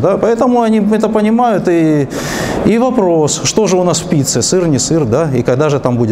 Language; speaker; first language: Russian; native; Russian